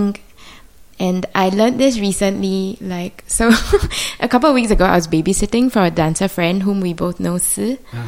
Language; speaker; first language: English; native; English